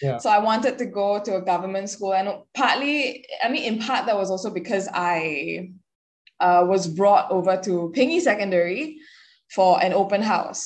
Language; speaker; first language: English; native; English